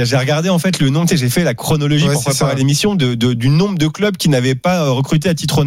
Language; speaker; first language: French; native; French